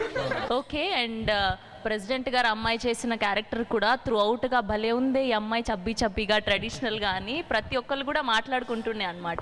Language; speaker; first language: Telugu; native; Telugu